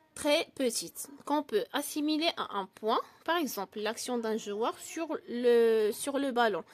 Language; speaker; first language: French; non-native, local second language; Arabic